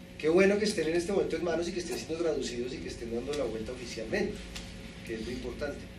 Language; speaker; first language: Spanish; native; Spanish